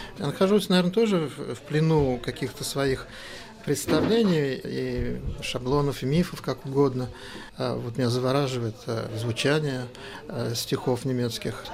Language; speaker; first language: Russian; native; Russian